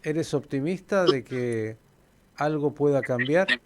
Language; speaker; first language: Spanish; native; Spanish